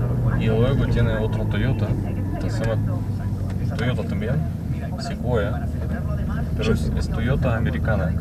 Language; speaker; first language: Spanish; non-native, fluent; Russian